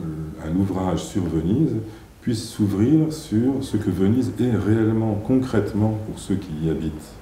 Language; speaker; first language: French; native; French